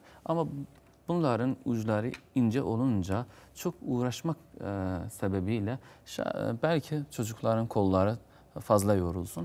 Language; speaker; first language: Turkish; non-native, fluent; Azerbaijani